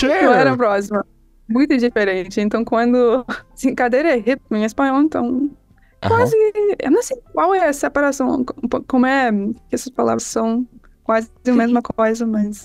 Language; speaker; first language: Portuguese; non-native, fluent; English